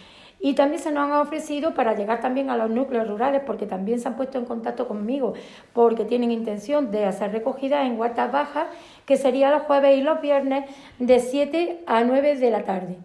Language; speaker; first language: Spanish; native; Spanish